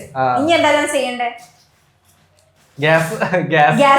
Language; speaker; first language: Malayalam; native; Malayalam